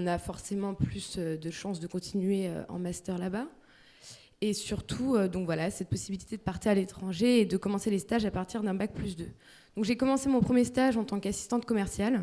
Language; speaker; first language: French; native; French